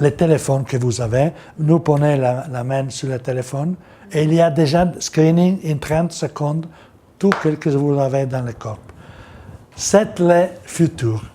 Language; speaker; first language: French; non-native, learner; Italian